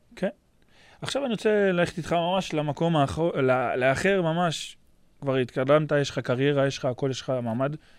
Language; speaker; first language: Hebrew; native; Hebrew